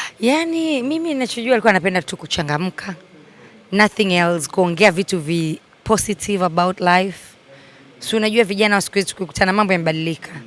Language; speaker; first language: Swahili; native; Swahili